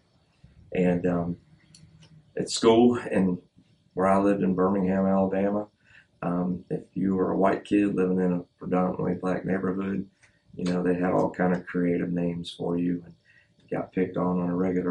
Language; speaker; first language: English; native; English